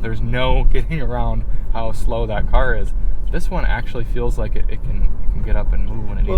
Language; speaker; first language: English; native; English